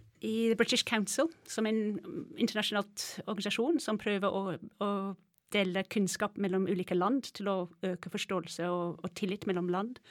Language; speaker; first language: Norwegian; non-native, fluent; English